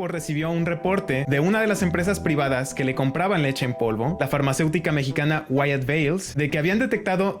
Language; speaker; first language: Spanish; native; Spanish